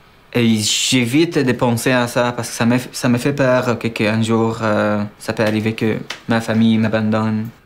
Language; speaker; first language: French; non-native, fluent; Arabic